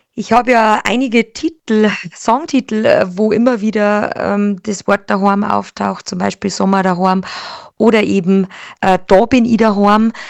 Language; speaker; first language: German; native; German